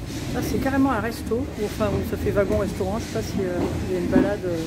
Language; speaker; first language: French; native; French